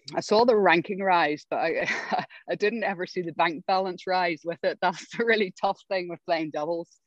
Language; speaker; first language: English; native; English